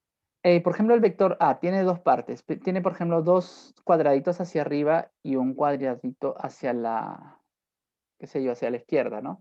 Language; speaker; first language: Spanish; native; Spanish